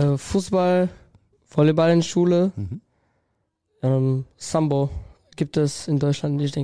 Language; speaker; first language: German; non-native, learner; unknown